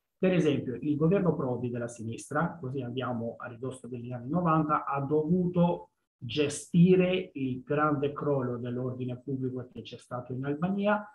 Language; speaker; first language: Italian; non-native, fluent; Albanian